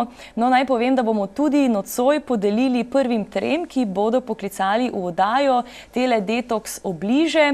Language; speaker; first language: Slovenian; native; Slovenian